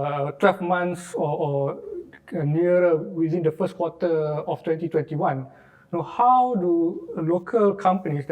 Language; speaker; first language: English; non-native, local second language; Malay